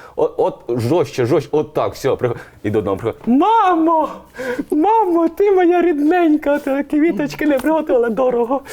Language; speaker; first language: Ukrainian; native; Ukrainian